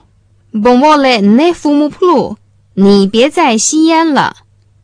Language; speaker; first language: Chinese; native; Chinese